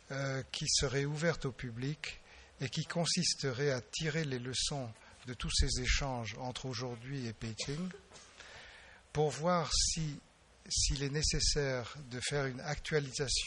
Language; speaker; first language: French; native; French